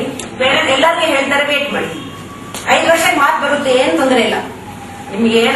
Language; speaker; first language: Kannada; non-native, local second language; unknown